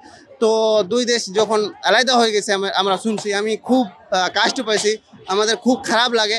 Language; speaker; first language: Bangla; non-native, fluent; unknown